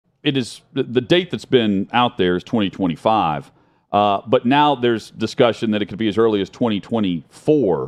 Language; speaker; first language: English; native; English